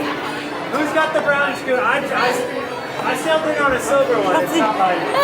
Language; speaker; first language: English; native; English